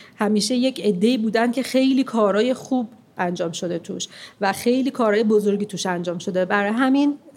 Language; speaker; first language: Persian; non-native, local second language; Armenian